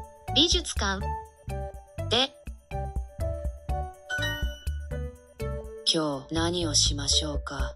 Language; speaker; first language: Japanese; non-native, learner; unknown